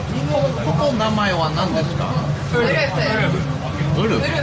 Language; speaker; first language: Japanese; non-native, learner; English